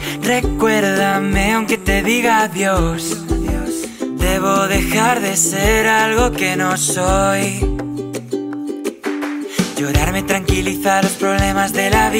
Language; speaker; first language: Spanish; native; Spanish